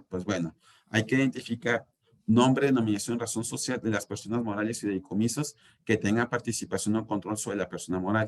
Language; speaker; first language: Spanish; native; Spanish